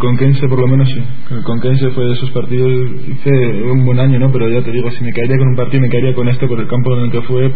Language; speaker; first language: Spanish; native; Spanish